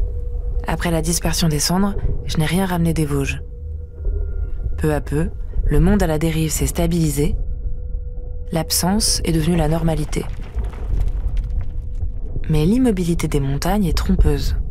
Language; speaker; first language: French; native; French